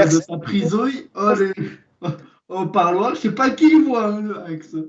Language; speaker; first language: French; native; French